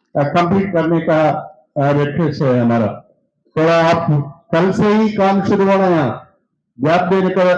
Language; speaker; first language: Hindi; non-native, local second language; Telugu